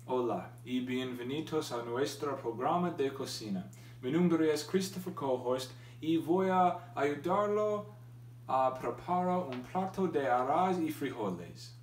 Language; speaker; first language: Spanish; non-native, learner; English